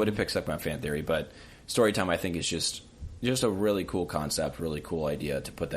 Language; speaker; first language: English; native; English